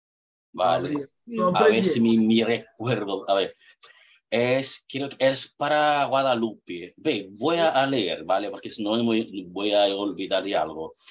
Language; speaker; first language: Spanish; non-native, fluent; Portuguese